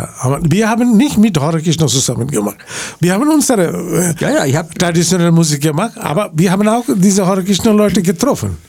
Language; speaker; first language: German; non-native, learner; Bangla